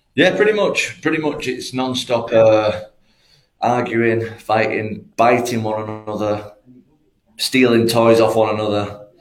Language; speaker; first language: English; native; English